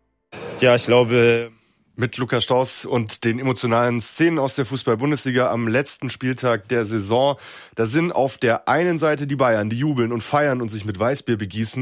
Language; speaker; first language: German; native; German